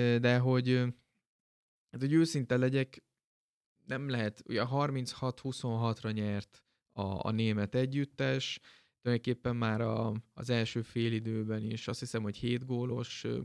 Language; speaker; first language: Hungarian; native; Hungarian